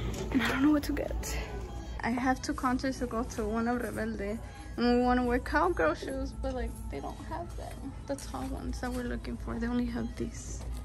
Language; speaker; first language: English; early bilingual, other home language; Spanish